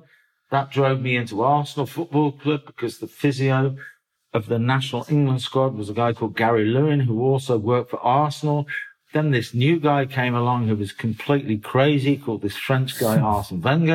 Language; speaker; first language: English; native; English